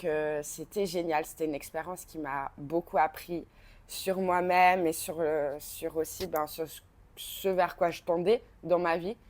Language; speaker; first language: French; native; French